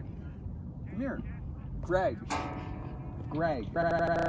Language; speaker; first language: English; native; English